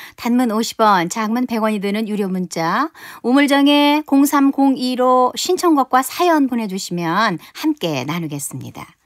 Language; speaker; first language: Korean; native; Korean